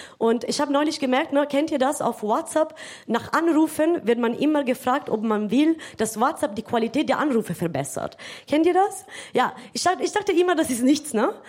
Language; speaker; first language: German; non-native, fluent; Italian